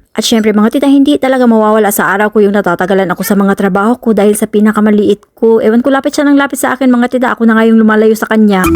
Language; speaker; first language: Filipino; non-native, local second language; Cebuano